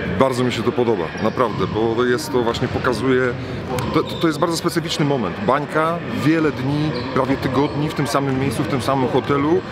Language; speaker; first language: Polish; non-native, fluent; Croatian